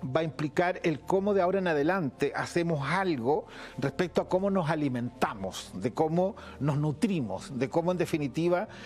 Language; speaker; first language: Spanish; native; Spanish